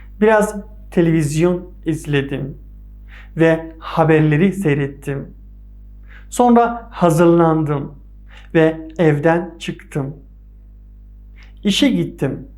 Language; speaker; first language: Turkish; non-native, fluent; Persian